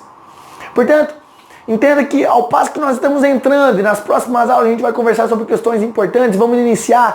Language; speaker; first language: Portuguese; native; Portuguese